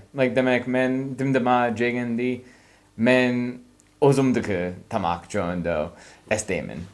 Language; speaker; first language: Kyrgyz; non-native, learner; English